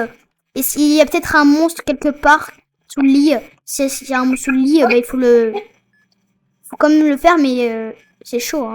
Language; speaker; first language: French; native; French